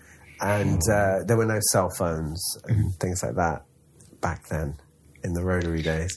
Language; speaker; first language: English; native; English